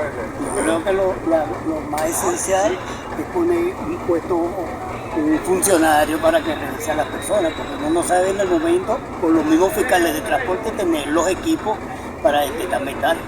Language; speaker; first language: Spanish; native; Spanish